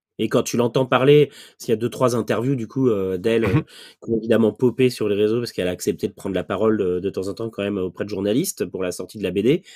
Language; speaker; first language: French; native; French